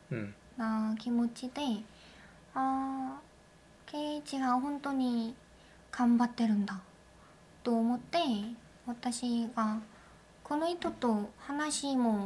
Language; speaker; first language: Japanese; non-native, learner; Korean